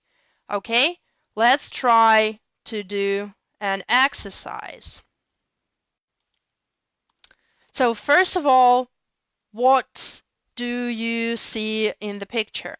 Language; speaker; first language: English; non-native, fluent; Russian